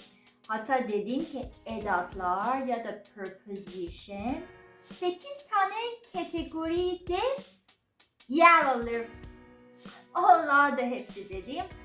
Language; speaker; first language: Turkish; non-native, learner; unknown